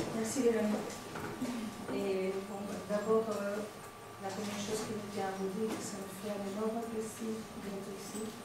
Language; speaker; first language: French; non-native, fluent; Spanish